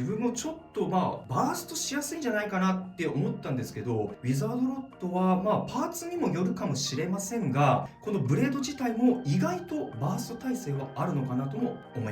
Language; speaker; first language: Japanese; native; Japanese